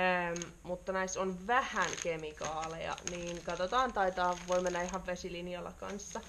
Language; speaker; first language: Finnish; native; Finnish